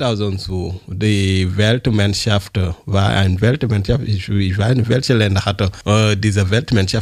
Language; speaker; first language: German; non-native, learner; French